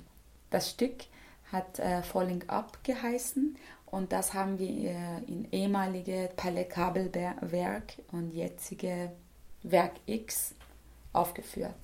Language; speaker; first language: German; non-native, fluent; Persian